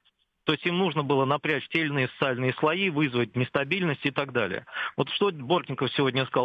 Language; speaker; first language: Russian; native; Russian